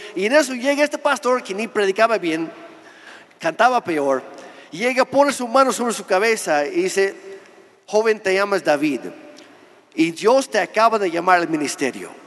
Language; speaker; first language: Spanish; non-native, fluent; English